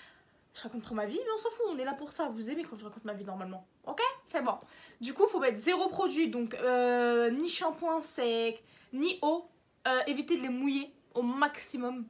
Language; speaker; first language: French; native; French